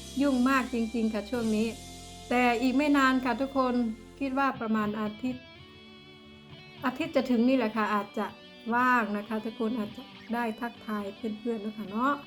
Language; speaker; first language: Thai; non-native, local second language; Northeastern Thai